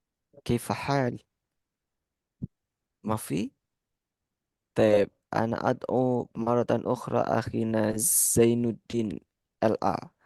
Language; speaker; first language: Arabic; non-native, fluent; Indonesian